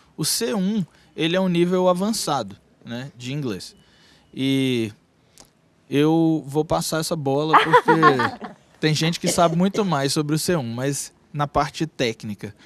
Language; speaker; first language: Portuguese; native; Portuguese